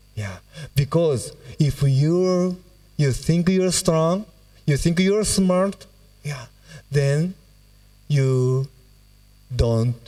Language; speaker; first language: English; non-native, fluent; Japanese